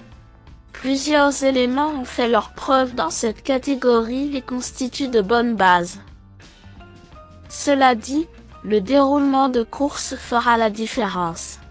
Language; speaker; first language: French; native; French